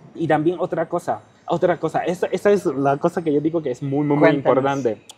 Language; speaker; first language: Spanish; non-native, fluent; Chinese